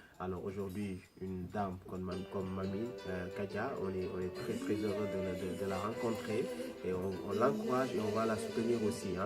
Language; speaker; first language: French; non-native, local second language; Wolof